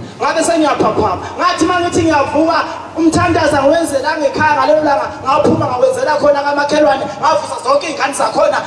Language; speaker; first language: Zulu; native; Zulu